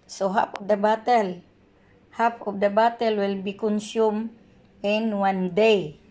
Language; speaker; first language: English; non-native, learner; Filipino